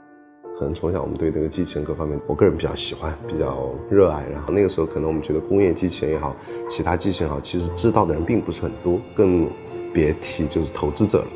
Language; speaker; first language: Chinese; native; Chinese